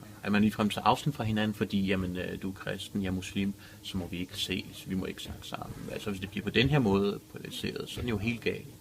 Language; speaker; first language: Danish; native; Danish